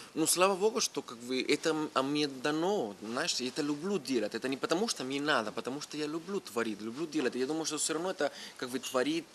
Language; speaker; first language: Russian; non-native, fluent; Spanish